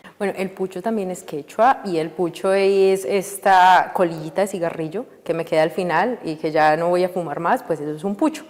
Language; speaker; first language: Spanish; native; Spanish